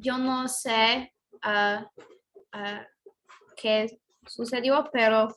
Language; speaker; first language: Spanish; non-native, learner; English